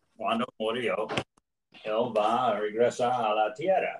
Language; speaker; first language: Spanish; non-native, learner; English